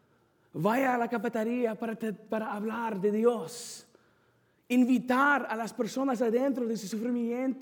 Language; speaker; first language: Spanish; non-native, fluent; English